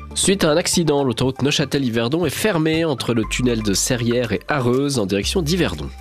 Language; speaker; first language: French; native; French